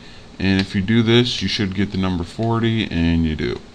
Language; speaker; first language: English; native; English